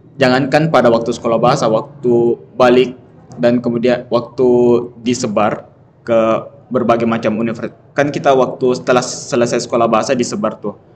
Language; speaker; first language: Indonesian; native; Indonesian